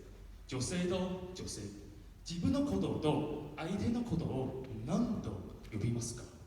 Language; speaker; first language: Japanese; non-native, learner; Min Nan Chinese